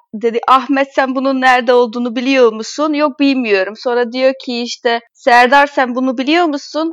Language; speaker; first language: Turkish; non-native, fluent; Hungarian